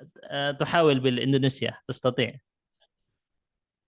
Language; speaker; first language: Arabic; non-native, fluent; Indonesian